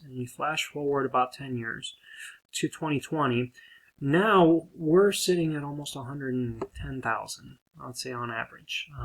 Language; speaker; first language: English; native; English